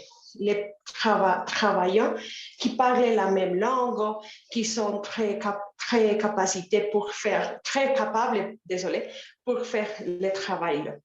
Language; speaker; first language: French; non-native, learner; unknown